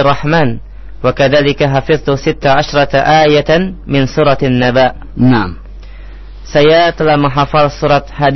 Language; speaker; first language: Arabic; non-native, learner; Indonesian